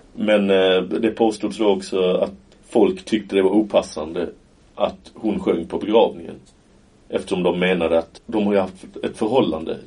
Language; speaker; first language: Swedish; native; Swedish